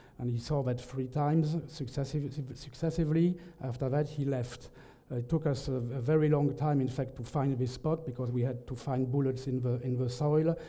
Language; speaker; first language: English; non-native, fluent; French